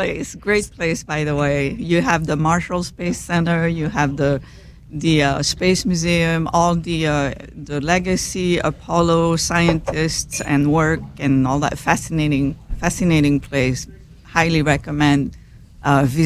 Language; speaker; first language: English; non-native, fluent; French